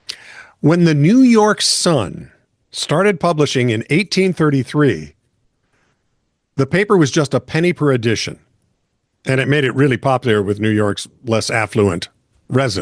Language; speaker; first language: English; native; English